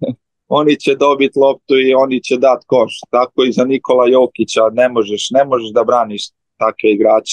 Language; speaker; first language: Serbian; early bilingual, heritage; Slovenian